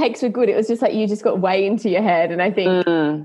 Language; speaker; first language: English; native; English